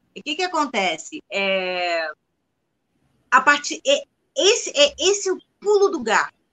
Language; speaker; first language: Portuguese; non-native, fluent; Spanish